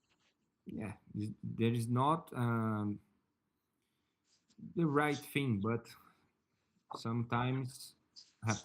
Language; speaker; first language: English; non-native, learner; Portuguese